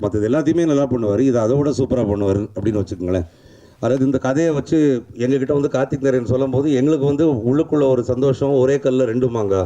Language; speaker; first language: Tamil; native; Tamil